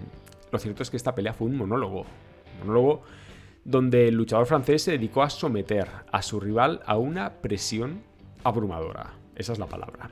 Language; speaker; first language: Spanish; native; Spanish